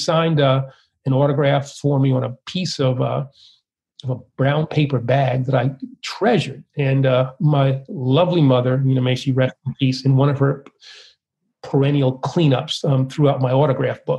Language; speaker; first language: English; native; English